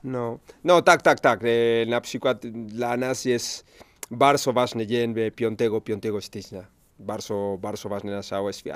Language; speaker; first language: Polish; non-native, learner; Spanish